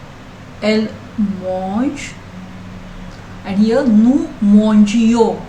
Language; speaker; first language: French; non-native, learner; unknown